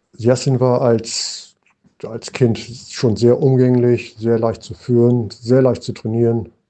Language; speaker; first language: German; native; German